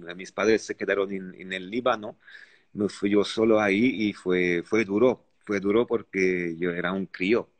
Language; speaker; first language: Spanish; non-native, fluent; Arabic